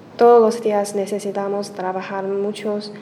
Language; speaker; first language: Spanish; non-native, learner; Chinese